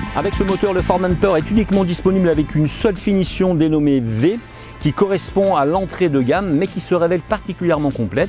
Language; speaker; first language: French; native; French